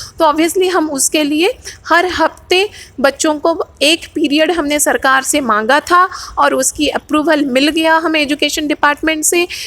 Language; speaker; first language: Hindi; non-native, local second language; Odia